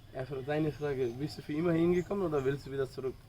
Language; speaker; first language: German; non-native, fluent; Bangla